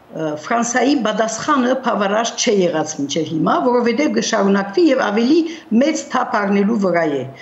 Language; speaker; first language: Armenian; early bilingual, heritage; Armenian